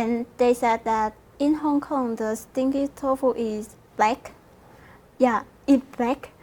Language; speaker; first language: English; non-native, learner; Vietnamese